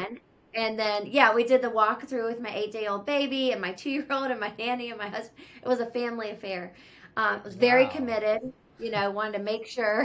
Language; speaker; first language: English; native; English